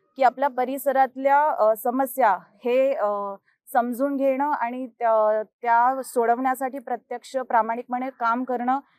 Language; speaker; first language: Marathi; non-native, local second language; Hindi